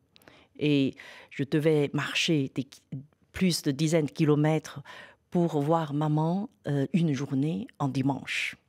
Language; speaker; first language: French; non-native, fluent; Chinese